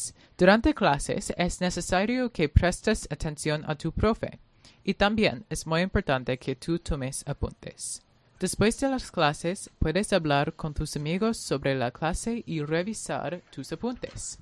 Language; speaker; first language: Spanish; non-native, learner; English